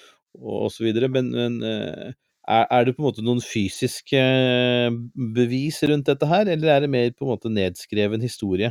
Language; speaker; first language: Norwegian; native; Norwegian